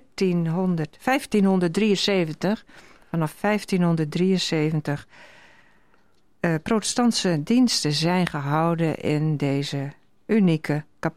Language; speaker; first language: Dutch; native; Dutch